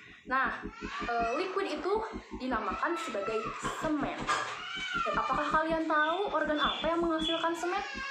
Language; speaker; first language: English; non-native, fluent; Indonesian